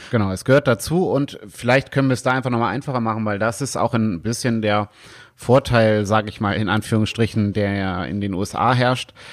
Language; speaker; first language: German; native; German